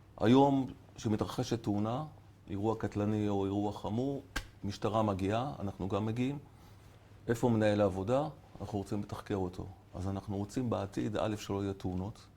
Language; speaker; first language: Hebrew; native; Hebrew